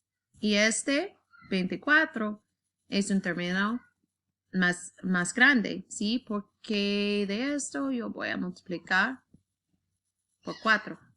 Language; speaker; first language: Spanish; non-native, learner; English